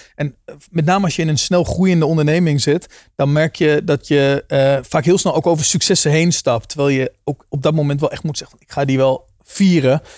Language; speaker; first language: Dutch; native; Dutch